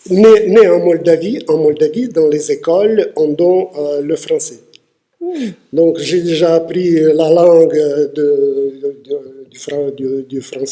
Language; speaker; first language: French; non-native, fluent; Russian